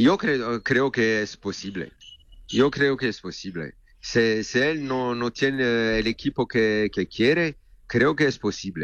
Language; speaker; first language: Spanish; non-native, learner; French